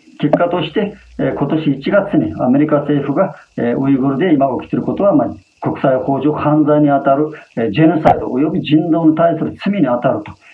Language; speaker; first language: Japanese; non-native, fluent; Uyghur